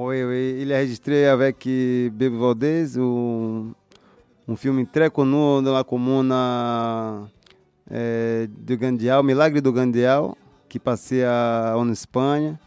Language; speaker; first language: French; non-native, learner; Portuguese